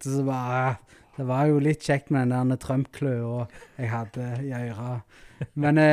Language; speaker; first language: Norwegian; native; Norwegian